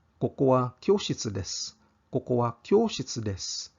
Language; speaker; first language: Japanese; non-native, fluent; Cebuano